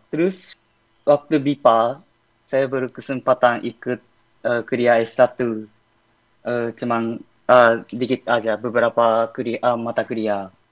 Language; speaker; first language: Indonesian; non-native, learner; Japanese